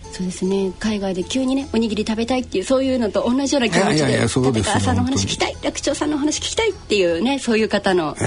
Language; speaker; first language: Japanese; native; Japanese